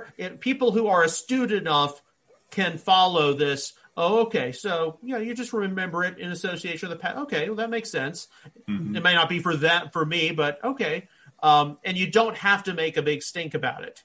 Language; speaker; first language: English; native; English